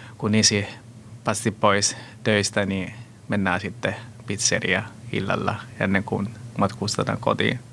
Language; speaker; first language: Finnish; non-native, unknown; Italian